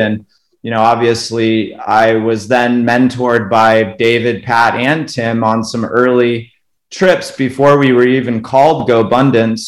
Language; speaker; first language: English; native; English